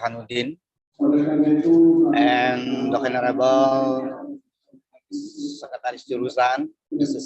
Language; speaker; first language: English; non-native, learner; Indonesian